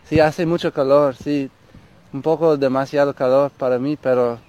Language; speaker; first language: Spanish; non-native, learner; English